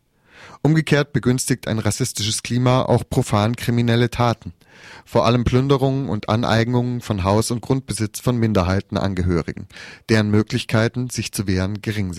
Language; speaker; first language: German; native; German